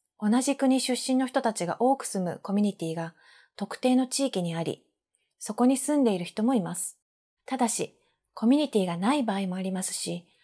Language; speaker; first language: Japanese; native; Japanese